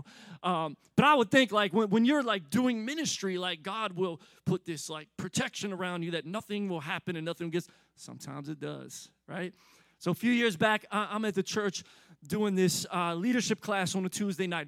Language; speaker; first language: English; native; English